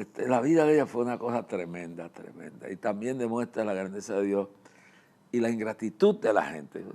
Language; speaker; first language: Spanish; non-native, fluent; English